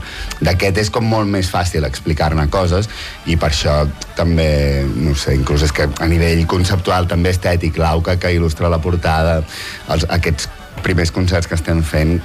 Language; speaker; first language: Catalan; native; Catalan